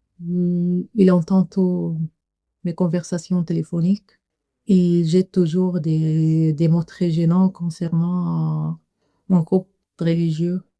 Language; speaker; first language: French; non-native, fluent; Arabic